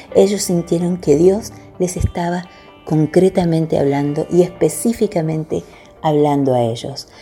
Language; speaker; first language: Spanish; native; Spanish